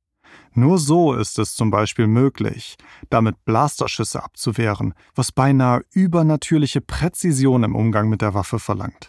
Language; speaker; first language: German; native; German